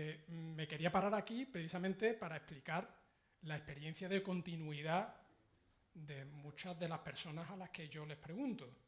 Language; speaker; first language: Spanish; native; Spanish